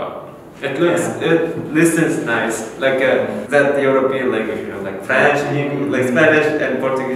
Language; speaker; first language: English; non-native, fluent; Uzbek